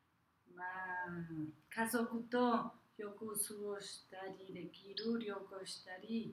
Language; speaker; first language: Japanese; non-native, learner; Spanish